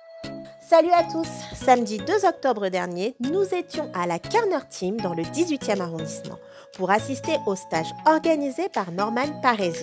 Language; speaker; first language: French; native; French